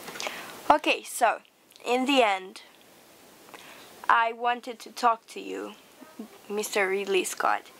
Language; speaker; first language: English; non-native, fluent; Romanian